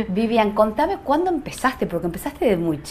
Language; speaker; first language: Spanish; native; Spanish